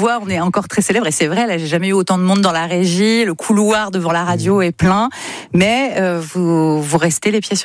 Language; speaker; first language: French; native; French